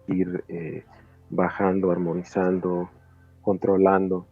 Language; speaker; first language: Spanish; native; Spanish